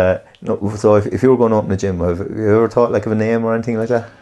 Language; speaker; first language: English; native; English